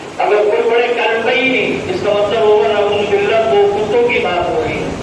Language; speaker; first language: Urdu; native; Urdu